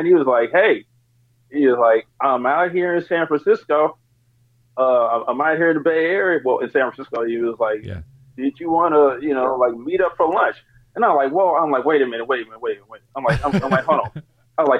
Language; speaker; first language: English; native; English